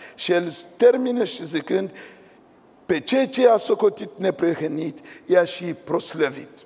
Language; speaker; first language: Romanian; non-native, fluent; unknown